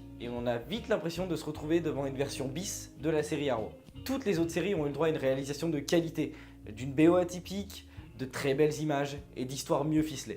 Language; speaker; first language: French; native; French